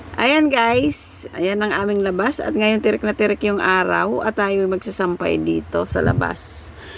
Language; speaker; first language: Filipino; native; Filipino